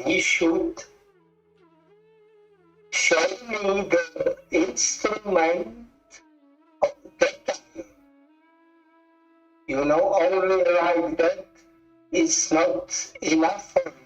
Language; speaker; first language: English; non-native, learner; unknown